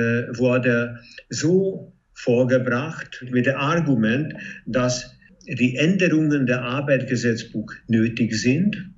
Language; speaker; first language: German; non-native, fluent; Hungarian